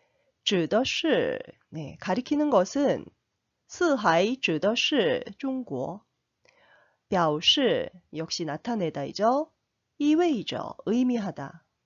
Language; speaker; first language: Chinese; non-native, fluent; Korean